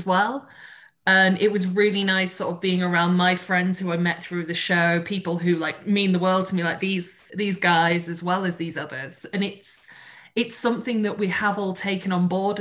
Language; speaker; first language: English; native; English